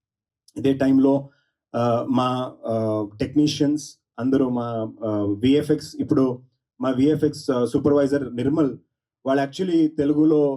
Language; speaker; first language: Telugu; non-native, learner; Kannada